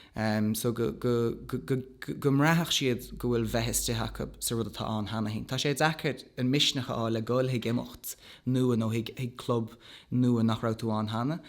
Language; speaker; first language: Irish; non-native, local second language; English